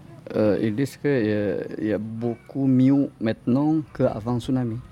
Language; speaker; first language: French; non-native, fluent; Indonesian